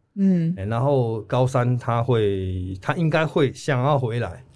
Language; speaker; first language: Chinese; non-native, local second language; Min Nan Chinese